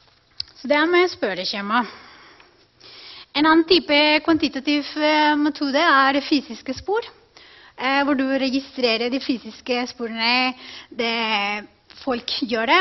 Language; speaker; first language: Norwegian; non-native, fluent; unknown